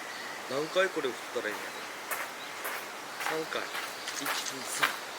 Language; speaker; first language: Japanese; native; Japanese